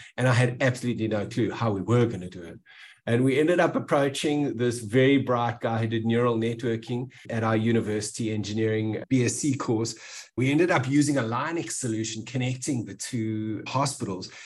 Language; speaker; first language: English; native; English